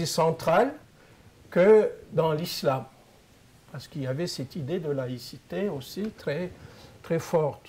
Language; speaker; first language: French; non-native, fluent; Turkish